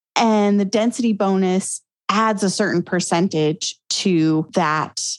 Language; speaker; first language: English; native; English